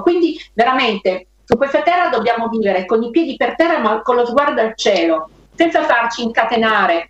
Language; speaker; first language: Italian; native; Italian